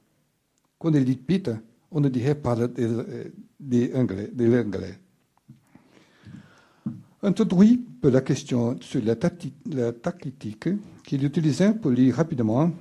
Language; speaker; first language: French; non-native, fluent; Portuguese